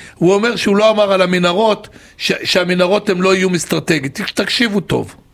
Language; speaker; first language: Hebrew; native; Hebrew